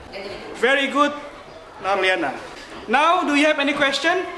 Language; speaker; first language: English; non-native, fluent; Indonesian